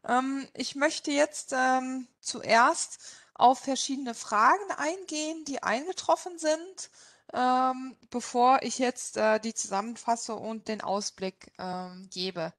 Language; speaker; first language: German; non-native, local second language; Luxembourgish